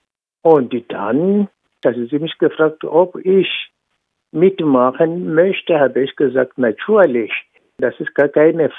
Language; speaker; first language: German; non-native, fluent; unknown